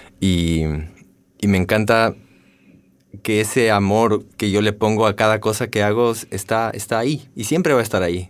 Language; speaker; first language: Spanish; native; Spanish